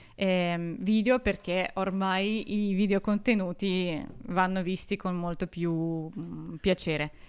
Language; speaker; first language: Italian; non-native, fluent; Russian